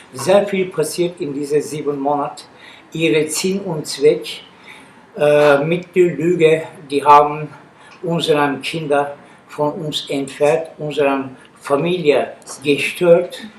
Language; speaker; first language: German; non-native, learner; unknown